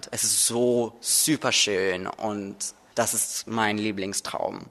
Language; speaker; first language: German; non-native, learner; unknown